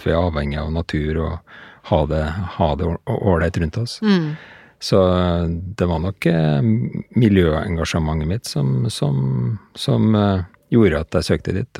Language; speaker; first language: Norwegian; native; Norwegian